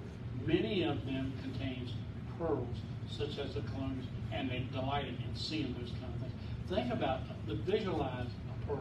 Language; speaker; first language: English; native; English